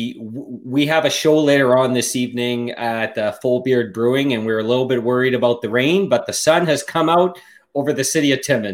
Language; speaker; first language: English; native; English